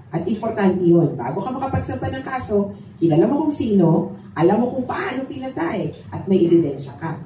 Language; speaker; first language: Filipino; native; Filipino